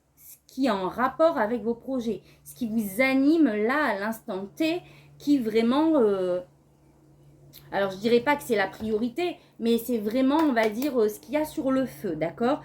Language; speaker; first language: French; native; French